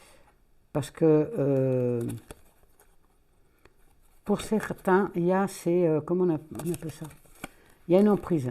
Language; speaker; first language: French; native; French